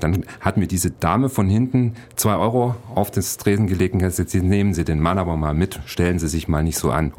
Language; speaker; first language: German; native; German